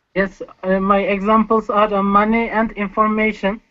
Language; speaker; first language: English; non-native, learner; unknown